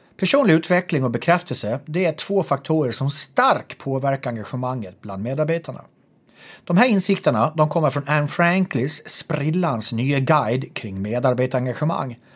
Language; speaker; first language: Swedish; native; Swedish